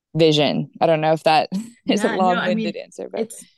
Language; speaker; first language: English; native; English